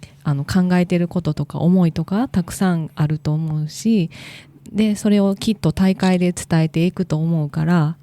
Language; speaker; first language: Japanese; native; Japanese